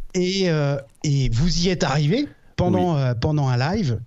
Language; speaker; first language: French; native; French